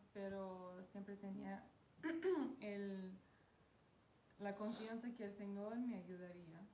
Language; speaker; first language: Spanish; non-native, fluent; Portuguese